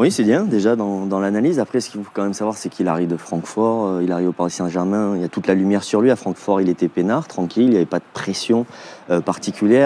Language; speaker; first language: French; native; French